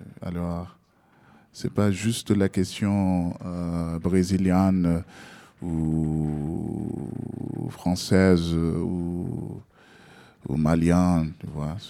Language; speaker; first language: French; non-native, learner; Portuguese